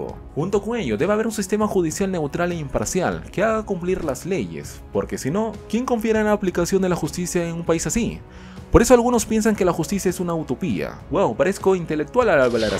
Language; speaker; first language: Spanish; native; Spanish